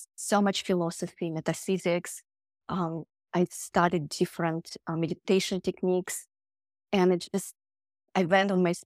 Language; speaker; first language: English; non-native, fluent; Russian